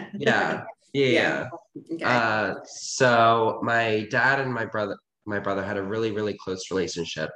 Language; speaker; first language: English; native; English